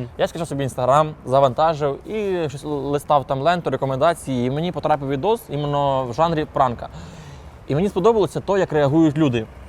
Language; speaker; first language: Ukrainian; non-native, local second language; Russian